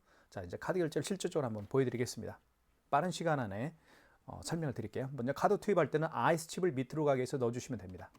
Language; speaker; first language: Korean; native; Korean